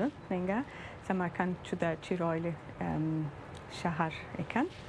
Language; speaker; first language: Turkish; early bilingual, heritage; German